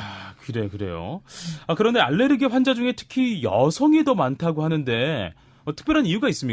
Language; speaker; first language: Korean; native; Korean